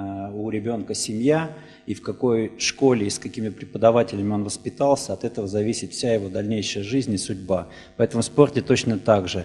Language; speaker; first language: Russian; native; Russian